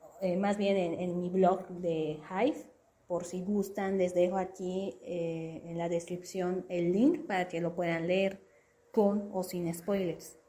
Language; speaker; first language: Spanish; native; Spanish